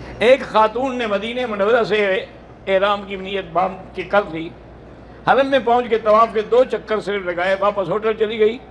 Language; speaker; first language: Urdu; native; Urdu